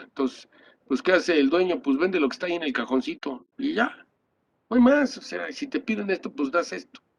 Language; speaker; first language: Spanish; native; Spanish